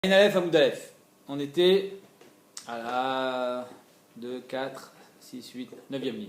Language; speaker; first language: French; native; French